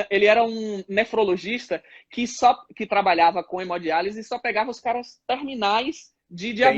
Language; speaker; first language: Portuguese; native; Portuguese